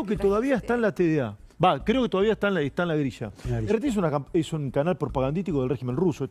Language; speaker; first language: Spanish; native; Spanish